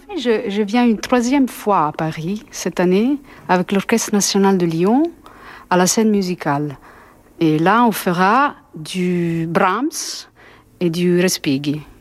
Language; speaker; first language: French; non-native, fluent; Italian